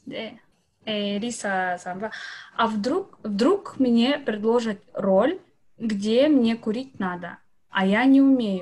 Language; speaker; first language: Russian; non-native, learner; Japanese